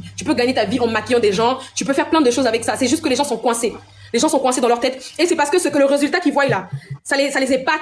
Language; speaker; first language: French; non-native, local second language; Lingala